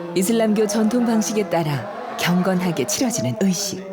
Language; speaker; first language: Korean; native; Korean